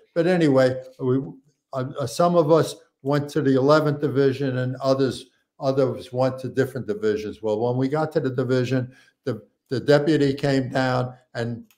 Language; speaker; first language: English; native; English